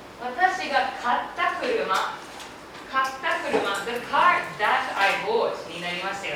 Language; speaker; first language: Japanese; non-native, fluent; English